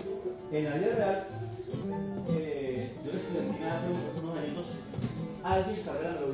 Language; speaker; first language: Spanish; native; Spanish